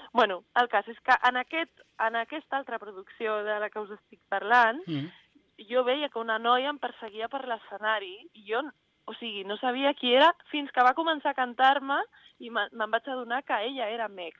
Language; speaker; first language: Catalan; non-native, fluent; Spanish